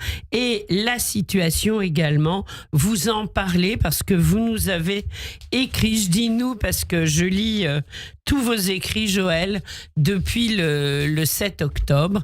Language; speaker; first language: French; native; French